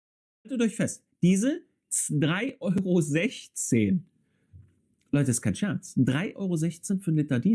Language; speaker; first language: German; native; German